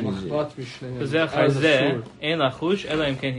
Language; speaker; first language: Hebrew; non-native, fluent; English